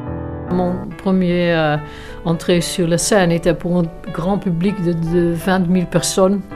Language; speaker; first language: French; non-native, fluent; Dutch